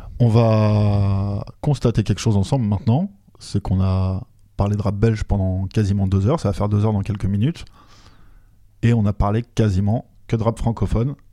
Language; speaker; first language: French; native; French